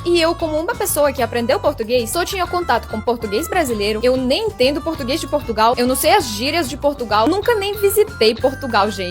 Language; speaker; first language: Portuguese; non-native, fluent; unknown